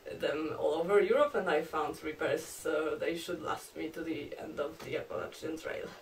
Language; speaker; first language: English; non-native, fluent; Polish